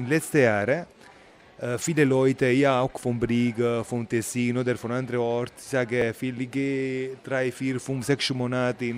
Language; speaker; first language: German; non-native, learner; Italian